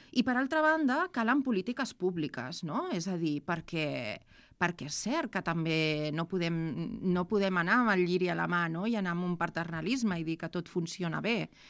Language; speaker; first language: Catalan; non-native, local second language; Spanish